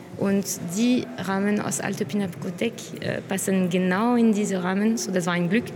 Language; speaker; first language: German; non-native, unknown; French